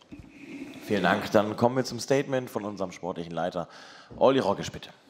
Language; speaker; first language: German; native; German